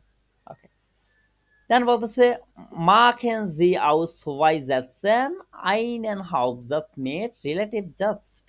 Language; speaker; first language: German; non-native, fluent; Bangla